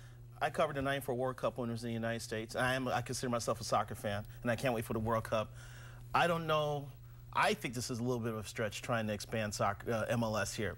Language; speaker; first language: English; native; English